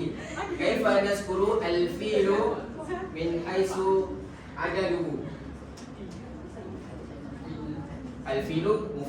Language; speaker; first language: Arabic; non-native, fluent; Malay